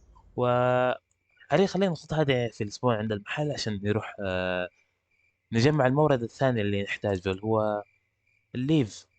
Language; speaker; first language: Arabic; native; Arabic